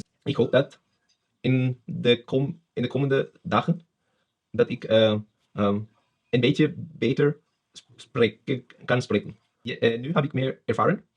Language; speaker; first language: Dutch; non-native, learner; Spanish